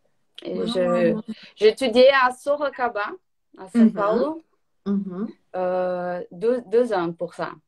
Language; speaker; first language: French; non-native, learner; Portuguese